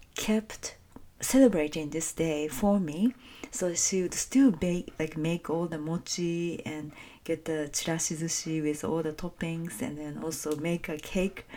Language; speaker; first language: English; non-native, fluent; Japanese